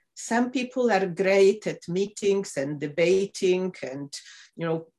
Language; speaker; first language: English; non-native, fluent; Polish